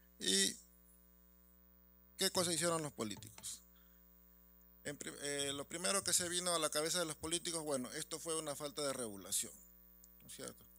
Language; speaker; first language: Spanish; native; Spanish